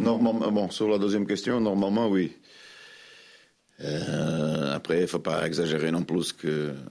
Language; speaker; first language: French; non-native, fluent; Portuguese